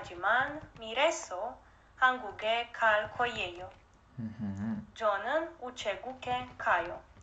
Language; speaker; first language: Korean; non-native, learner; Romanian